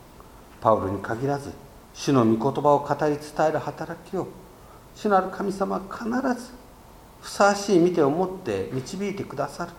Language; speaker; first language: Japanese; native; Japanese